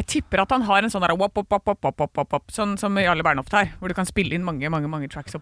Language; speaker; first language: Norwegian; native; Norwegian